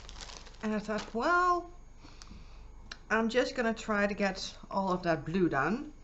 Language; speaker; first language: English; non-native, fluent; Dutch